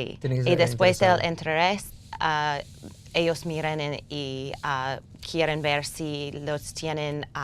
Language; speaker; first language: Spanish; non-native, learner; English